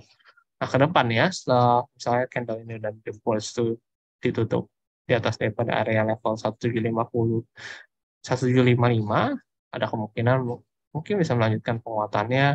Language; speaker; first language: Indonesian; native; Indonesian